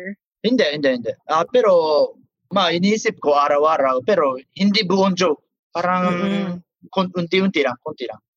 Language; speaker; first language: Filipino; non-native, learner; Japanese